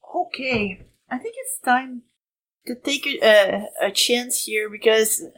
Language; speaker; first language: English; non-native, fluent; French